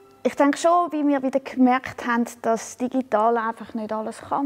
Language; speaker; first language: German; native; German